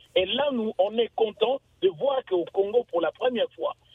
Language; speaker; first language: French; non-native, local second language; Lingala